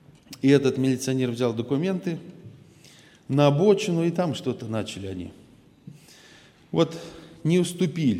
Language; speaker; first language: Russian; native; Russian